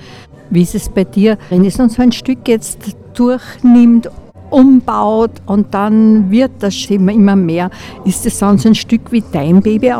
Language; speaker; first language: German; native; German